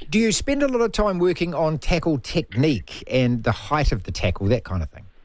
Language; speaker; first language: English; native; English